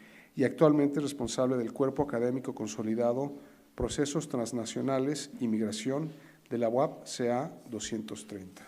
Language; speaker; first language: Spanish; native; Spanish